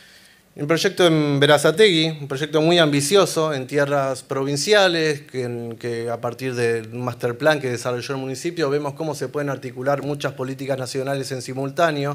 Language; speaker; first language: Spanish; native; Spanish